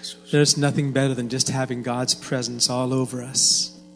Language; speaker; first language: English; native; English